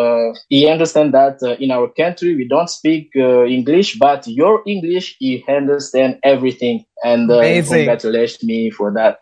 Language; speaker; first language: English; non-native, learner; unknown